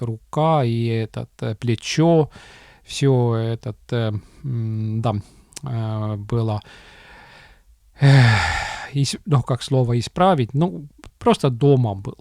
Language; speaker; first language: Russian; non-native, local second language; Estonian